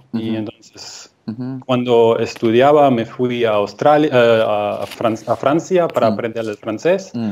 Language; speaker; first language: Spanish; non-native, fluent; Russian